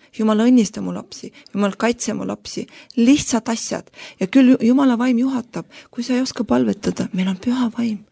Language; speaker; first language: Estonian; non-native, local second language; Russian